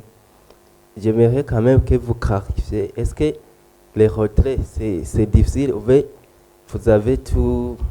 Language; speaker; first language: French; non-native, local second language; Rundi